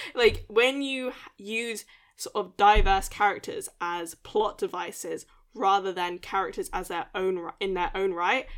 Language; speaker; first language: English; early bilingual, other home language; Malay